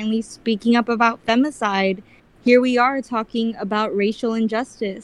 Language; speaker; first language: English; early bilingual, other home language; Filipino